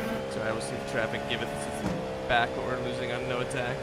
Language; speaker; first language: English; native; English